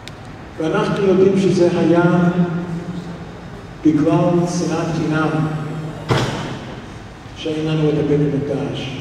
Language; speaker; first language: Hebrew; non-native, fluent; English